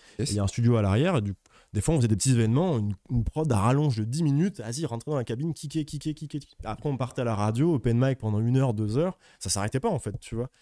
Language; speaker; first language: French; native; French